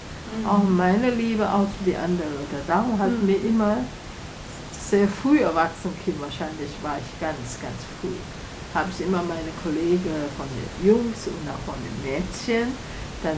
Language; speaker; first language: German; non-native, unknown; Chinese